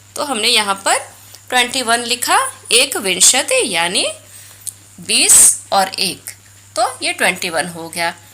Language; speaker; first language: Hindi; native; Hindi